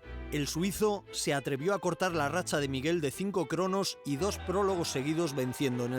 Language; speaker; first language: Spanish; native; Spanish